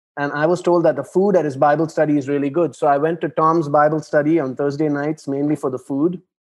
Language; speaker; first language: English; non-native, local second language; Tamil